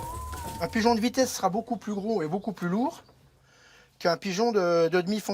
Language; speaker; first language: French; native; French